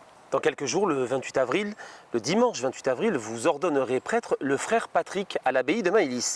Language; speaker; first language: French; native; French